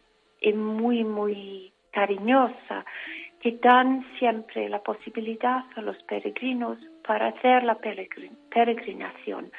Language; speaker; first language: Spanish; non-native, fluent; English